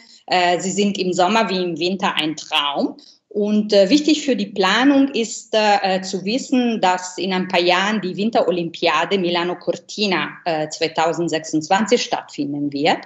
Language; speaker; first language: German; non-native, fluent; Italian